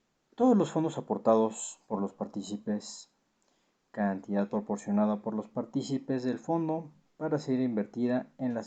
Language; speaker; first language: Spanish; native; Spanish